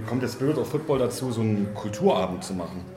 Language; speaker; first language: German; native; German